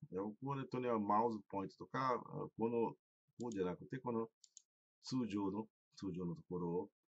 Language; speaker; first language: Japanese; non-native, fluent; Portuguese